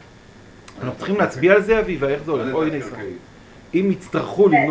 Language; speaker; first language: Hebrew; native; Hebrew